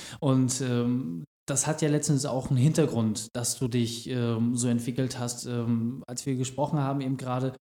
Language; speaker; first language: German; native; German